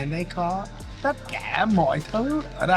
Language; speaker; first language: Vietnamese; non-native, learner; English